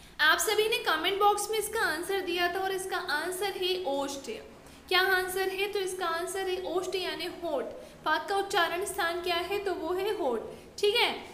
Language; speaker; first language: Hindi; native; Hindi